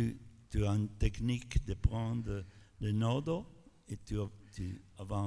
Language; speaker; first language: French; non-native, fluent; Italian